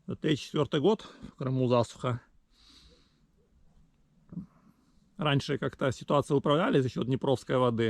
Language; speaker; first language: Russian; native; Russian